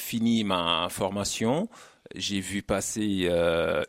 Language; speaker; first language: French; non-native, local second language; Wolof